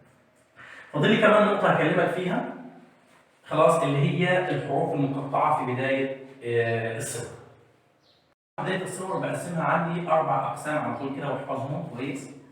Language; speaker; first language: Arabic; native; Arabic